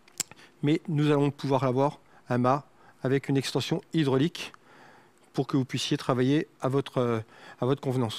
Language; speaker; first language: French; native; French